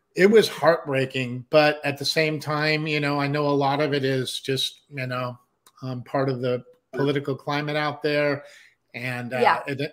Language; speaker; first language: English; native; English